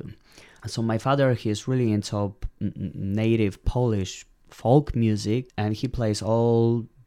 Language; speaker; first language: English; non-native, fluent; Polish